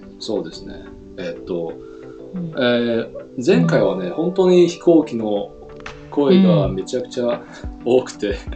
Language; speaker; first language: Japanese; non-native, fluent; Chinese